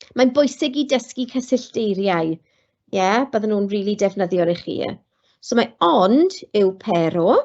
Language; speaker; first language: Welsh; non-native, local second language; English